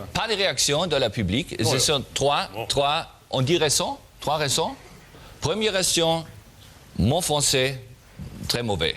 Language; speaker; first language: French; non-native, learner; German